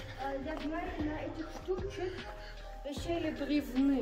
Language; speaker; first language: Russian; early bilingual, heritage; Russian